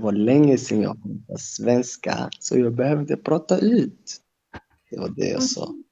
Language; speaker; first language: Swedish; early bilingual, other home language; Somali